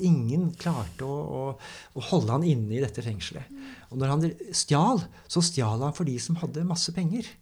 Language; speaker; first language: Norwegian; native; Norwegian